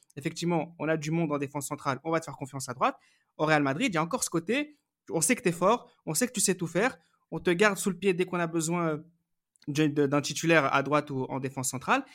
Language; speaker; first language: French; native; French